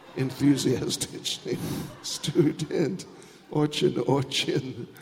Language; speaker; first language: Russian; non-native, learner; English